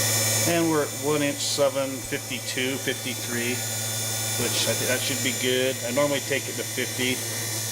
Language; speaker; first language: English; native; English